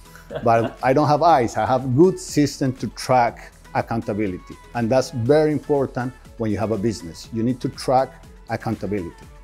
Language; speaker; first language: English; non-native, fluent; Spanish